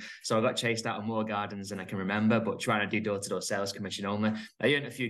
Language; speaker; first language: English; native; English